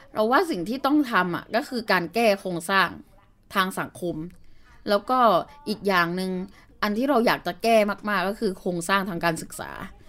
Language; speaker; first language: Thai; early bilingual, other home language; Burmese